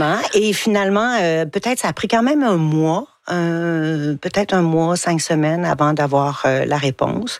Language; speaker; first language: French; native; French